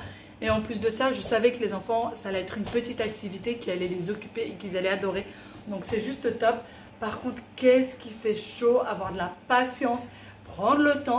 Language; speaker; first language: French; native; French